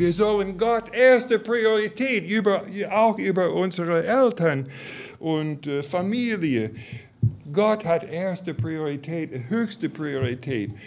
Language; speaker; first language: German; non-native, fluent; English